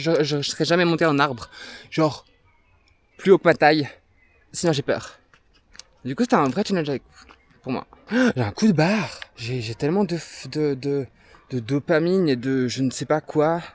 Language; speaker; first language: French; native; French